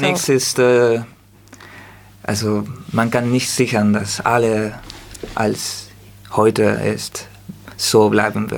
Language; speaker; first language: German; non-native, learner; Spanish